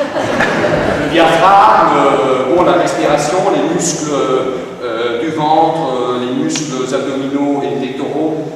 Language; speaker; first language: French; non-native, fluent; Spanish